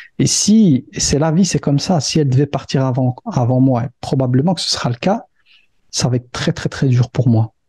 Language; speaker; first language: French; early bilingual, other home language; Arabic